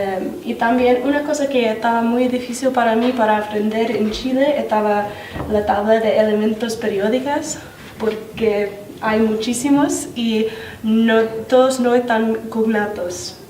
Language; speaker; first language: Spanish; non-native, learner; English